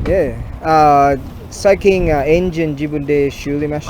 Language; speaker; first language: Japanese; non-native, learner; English